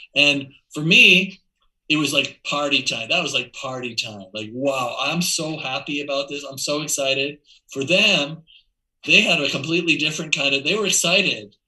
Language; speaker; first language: English; native; English